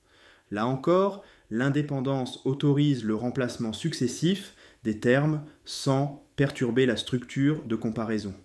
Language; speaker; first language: French; native; French